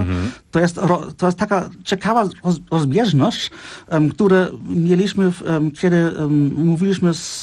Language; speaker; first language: Polish; non-native, fluent; Czech